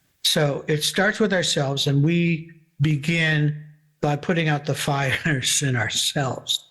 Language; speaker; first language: English; native; English